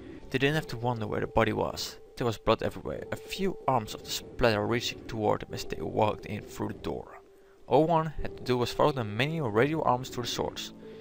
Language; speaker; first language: English; non-native, fluent; Dutch